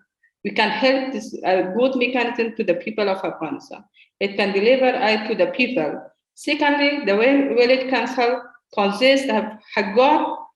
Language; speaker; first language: English; non-native, learner; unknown